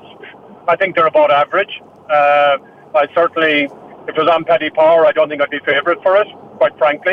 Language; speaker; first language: English; non-native, local second language; Irish